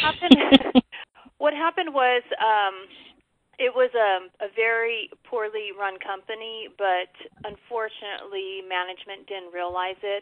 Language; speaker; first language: English; native; English